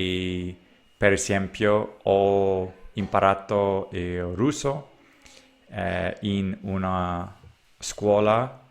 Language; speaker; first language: Italian; non-native, learner; English